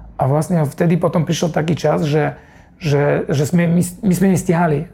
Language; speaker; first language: Slovak; non-native, fluent; Russian